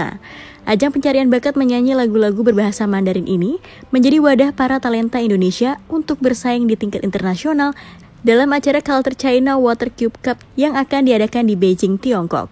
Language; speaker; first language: Indonesian; native; Indonesian